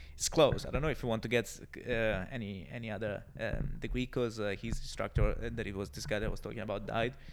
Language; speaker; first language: English; non-native, fluent; Italian